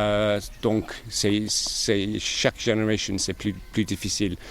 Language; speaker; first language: French; non-native, learner; English